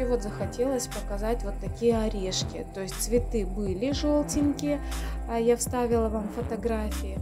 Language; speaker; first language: Russian; native; Russian